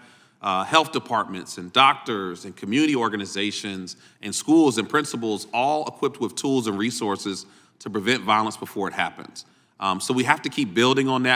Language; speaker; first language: English; native; English